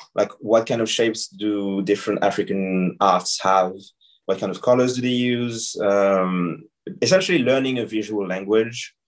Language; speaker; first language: English; non-native, fluent; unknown